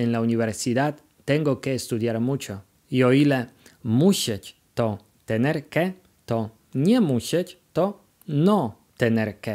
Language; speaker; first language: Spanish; non-native, fluent; Polish